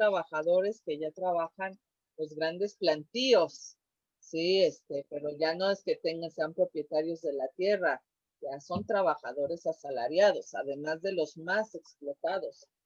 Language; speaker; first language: Spanish; native; Spanish